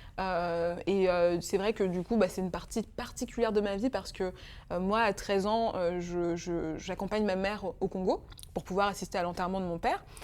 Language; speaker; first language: French; early bilingual, other home language; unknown